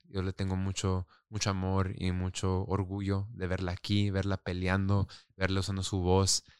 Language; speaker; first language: Spanish; early bilingual, heritage; Spanish